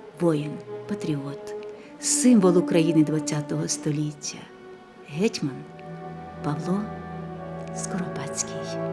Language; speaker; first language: Ukrainian; native; Ukrainian